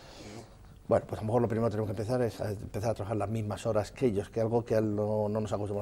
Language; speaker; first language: Spanish; native; Spanish